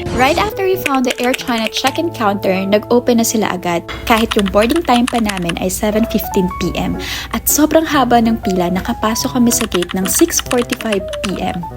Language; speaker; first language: Filipino; native; Filipino